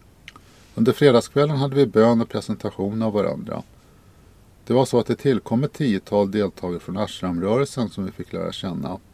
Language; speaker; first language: Swedish; native; Swedish